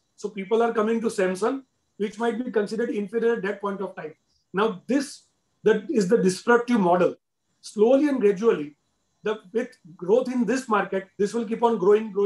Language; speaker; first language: English; non-native, local second language; Gujarati